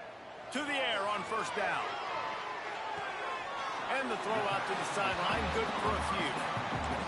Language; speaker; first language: English; native; English